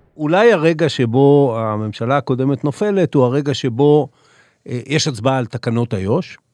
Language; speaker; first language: Hebrew; native; Hebrew